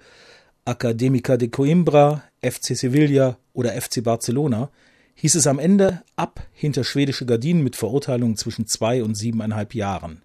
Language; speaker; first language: German; native; German